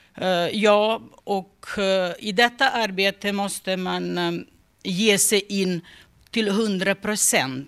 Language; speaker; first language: Swedish; non-native, fluent; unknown